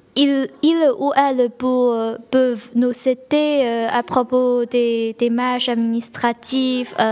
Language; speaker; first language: French; non-native, fluent; Chinese